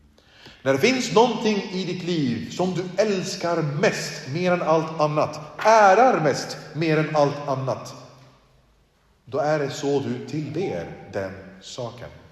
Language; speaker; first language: Swedish; early bilingual, other home language; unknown